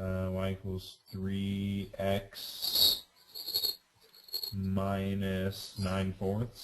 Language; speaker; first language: English; native; English